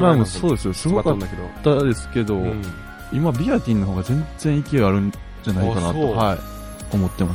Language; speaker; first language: Japanese; native; Japanese